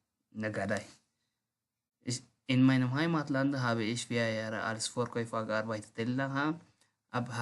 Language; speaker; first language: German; non-native, learner; Tigrinya